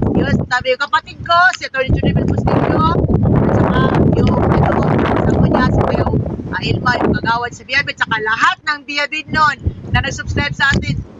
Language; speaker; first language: Filipino; non-native, local second language; Cebuano